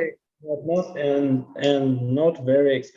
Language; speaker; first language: English; non-native, learner; Russian